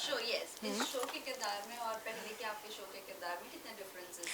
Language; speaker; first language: Hindi; native; Hindi